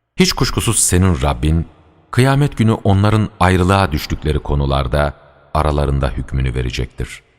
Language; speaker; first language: Turkish; native; Turkish